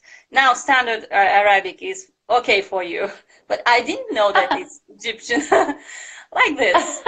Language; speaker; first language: English; non-native, fluent; Russian